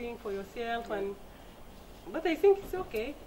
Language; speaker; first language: English; non-native, fluent; Arabic